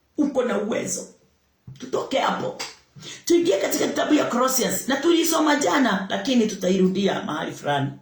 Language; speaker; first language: Swahili; non-native, local second language; Kikuyu